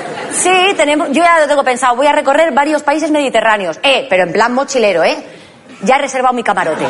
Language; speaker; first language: Spanish; native; Spanish